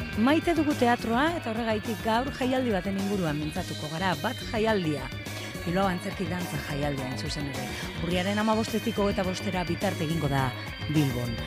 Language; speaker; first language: Basque; native; Basque